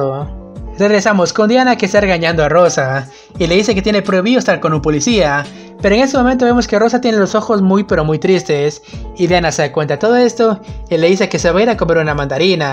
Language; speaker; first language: Spanish; native; Spanish